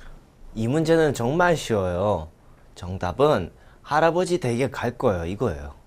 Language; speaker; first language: Korean; non-native, learner; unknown